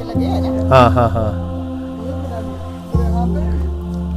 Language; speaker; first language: Hindi; non-native, local second language; Malayalam